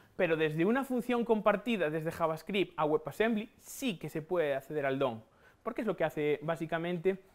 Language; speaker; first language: Spanish; native; Spanish